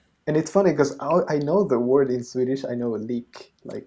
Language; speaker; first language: English; non-native, fluent; Spanish